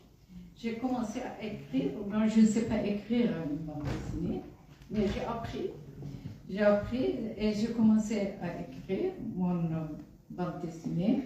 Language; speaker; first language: French; non-native, fluent; Kurdish